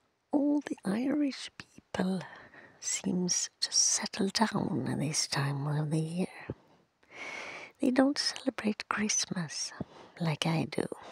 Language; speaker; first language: English; non-native, fluent; Swedish